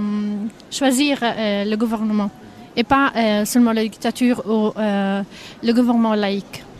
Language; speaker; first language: French; non-native, fluent; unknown